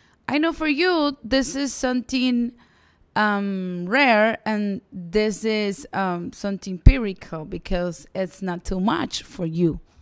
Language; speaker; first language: English; non-native, fluent; Spanish